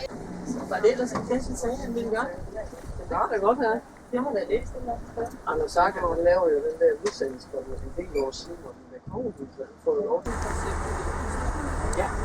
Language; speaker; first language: Danish; native; Danish